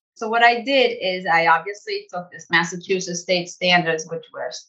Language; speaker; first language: English; early bilingual, other home language; Portuguese